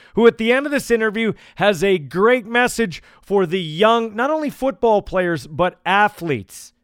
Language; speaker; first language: English; native; English